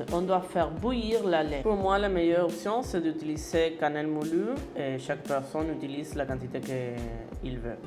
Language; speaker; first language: French; non-native, learner; Spanish